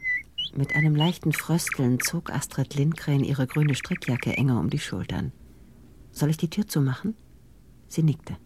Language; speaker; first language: German; native; German